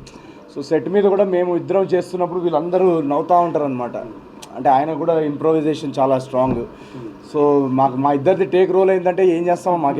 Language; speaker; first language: Telugu; native; Telugu